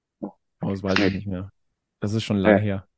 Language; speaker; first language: German; native; German